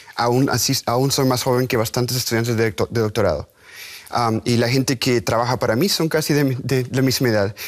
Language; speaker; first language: Spanish; native; Spanish